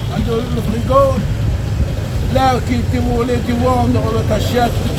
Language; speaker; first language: French; non-native, learner; Arabic